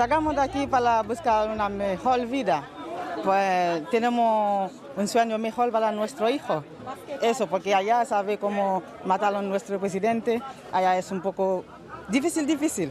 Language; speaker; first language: Spanish; non-native, learner; Haitian Creole